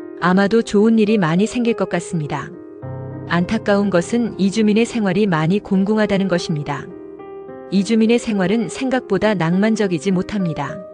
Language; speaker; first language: Korean; non-native, fluent; Japanese